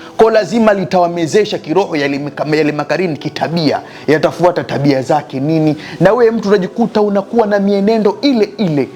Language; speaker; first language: Swahili; native; Swahili